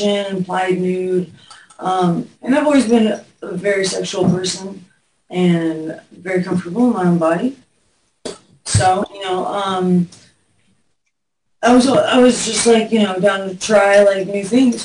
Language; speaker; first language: English; native; English